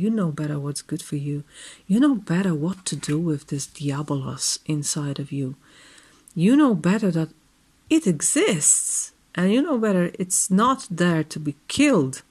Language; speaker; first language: English; non-native, fluent; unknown